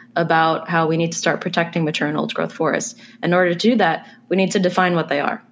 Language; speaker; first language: English; native; English